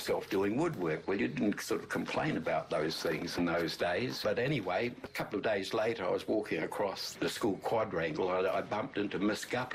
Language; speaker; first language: English; native; English